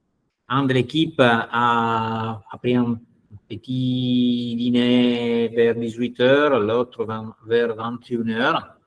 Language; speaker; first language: French; non-native, fluent; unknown